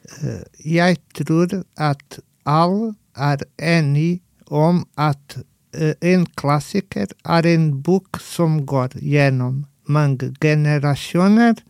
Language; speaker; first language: Norwegian; non-native, fluent; Portuguese